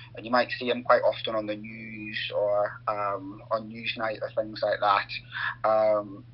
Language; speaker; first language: English; native; English